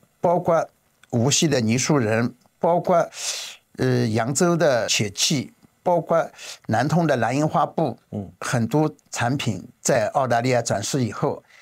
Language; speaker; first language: Chinese; native; Chinese